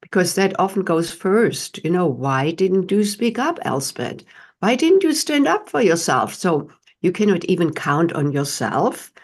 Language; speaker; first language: English; non-native, fluent; German